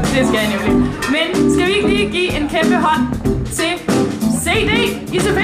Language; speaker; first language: Danish; native; Danish